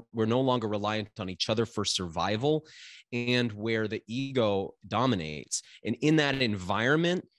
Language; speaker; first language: English; native; English